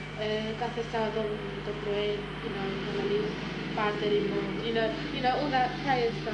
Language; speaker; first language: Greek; early bilingual, heritage; Greek